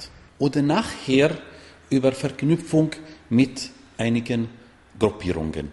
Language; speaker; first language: German; non-native, fluent; Arabic